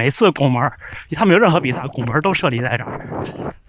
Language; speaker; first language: Chinese; native; Chinese